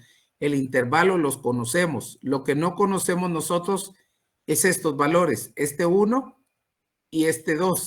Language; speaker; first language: Spanish; native; Spanish